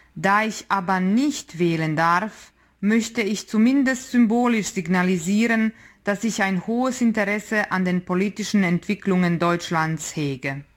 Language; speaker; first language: German; non-native, fluent; Croatian